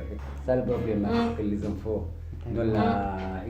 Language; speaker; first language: French; non-native, learner; Arabic